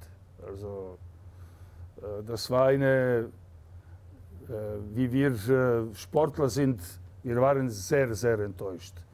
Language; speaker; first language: German; non-native, fluent; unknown